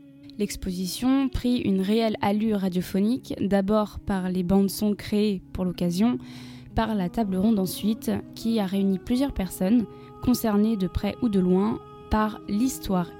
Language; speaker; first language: French; native; French